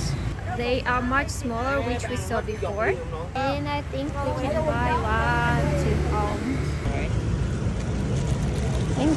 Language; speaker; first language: English; non-native, learner; Russian